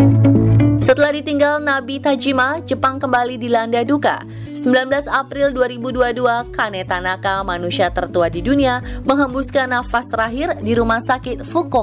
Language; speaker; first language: Indonesian; native; Indonesian